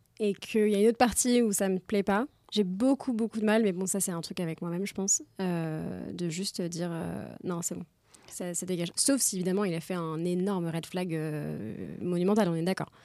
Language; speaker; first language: French; native; French